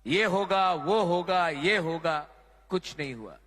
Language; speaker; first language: Hindi; non-native, local second language; Kok Borok